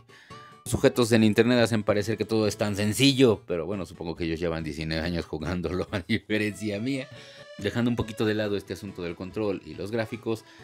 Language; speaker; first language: Spanish; native; Spanish